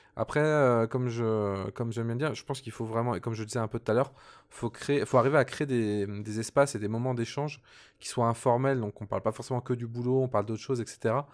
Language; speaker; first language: French; native; French